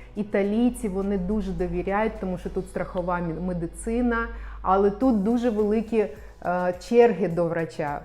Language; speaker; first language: Ukrainian; non-native, local second language; Russian